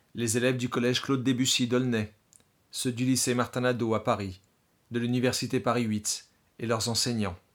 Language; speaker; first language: French; early bilingual, other home language; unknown